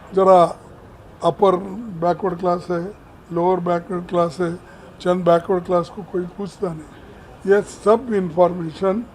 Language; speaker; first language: Hindi; non-native, local second language; Kannada